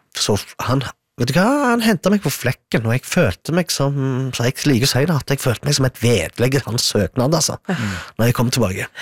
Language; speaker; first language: Norwegian; early bilingual, other home language; Arabic